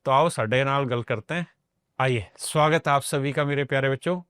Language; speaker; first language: Hindi; non-native, local second language; Punjabi